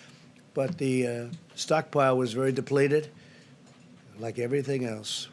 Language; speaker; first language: English; native; English